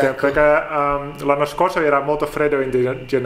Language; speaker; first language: Italian; non-native, learner; Dutch